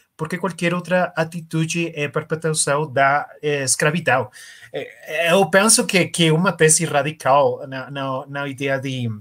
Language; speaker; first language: Portuguese; non-native, learner; Spanish